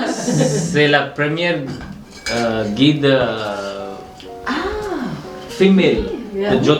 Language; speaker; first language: French; non-native, learner; Hindi